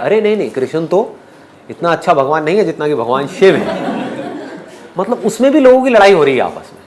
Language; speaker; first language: Hindi; native; Hindi